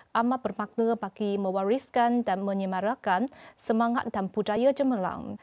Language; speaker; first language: Malay; non-native, fluent; Chinese